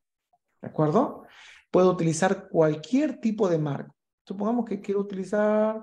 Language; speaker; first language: Spanish; native; Spanish